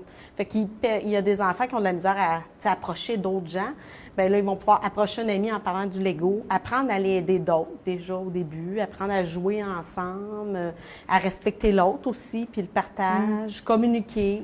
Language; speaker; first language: French; native; French